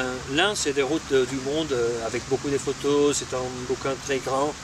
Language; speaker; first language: French; non-native, fluent; Spanish